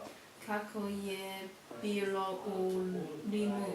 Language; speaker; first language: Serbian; non-native, learner; Chinese